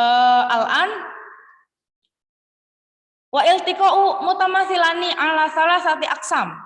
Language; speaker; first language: Arabic; non-native, learner; Indonesian